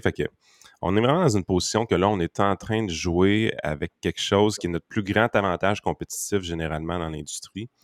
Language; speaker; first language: French; native; French